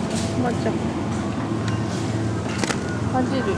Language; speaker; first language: Korean; native; Korean